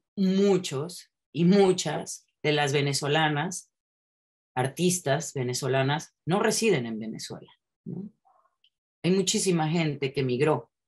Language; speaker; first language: Spanish; native; Spanish